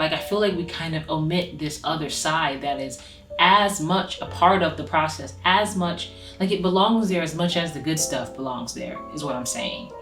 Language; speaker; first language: English; native; English